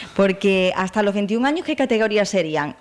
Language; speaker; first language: Spanish; native; Spanish